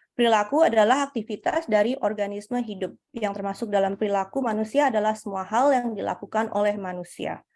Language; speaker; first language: Indonesian; early bilingual, heritage; Indonesian